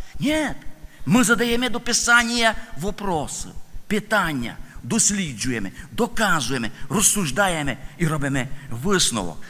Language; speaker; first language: Ukrainian; native; Ukrainian